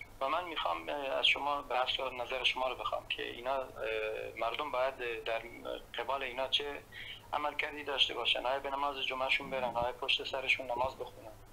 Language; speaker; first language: Persian; native; Persian